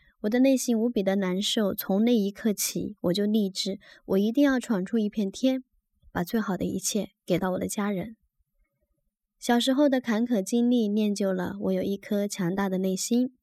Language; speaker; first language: Chinese; native; Chinese